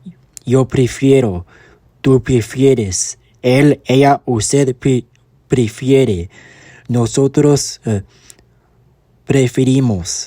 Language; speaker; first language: Spanish; non-native, learner; English